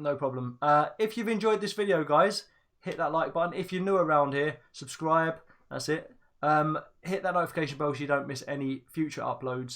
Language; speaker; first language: English; native; English